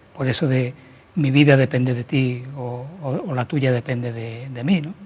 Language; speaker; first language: Spanish; native; Spanish